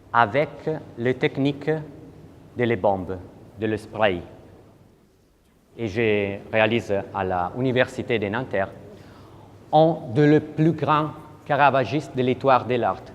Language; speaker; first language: French; non-native, learner; Italian